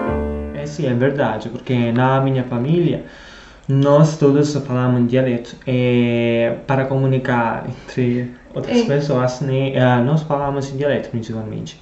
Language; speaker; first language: Portuguese; non-native, fluent; Italian